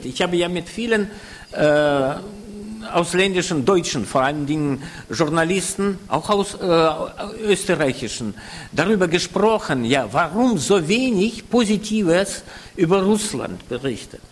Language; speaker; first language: German; non-native, fluent; Russian